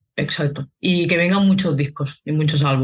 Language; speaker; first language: Spanish; native; Spanish